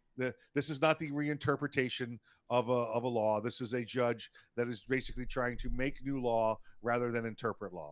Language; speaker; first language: English; native; English